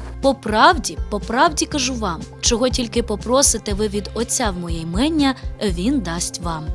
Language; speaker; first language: Ukrainian; native; Ukrainian